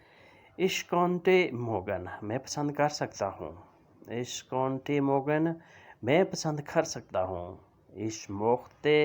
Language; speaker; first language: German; non-native, fluent; Urdu